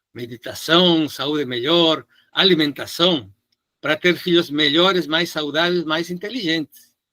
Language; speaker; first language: Portuguese; non-native, fluent; Spanish